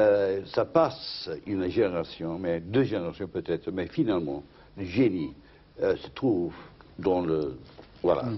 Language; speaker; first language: French; non-native, fluent; English